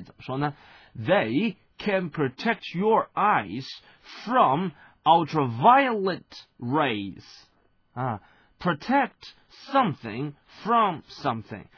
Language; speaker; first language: English; non-native, fluent; Chinese